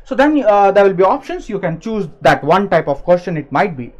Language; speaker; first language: English; non-native, local second language; Kannada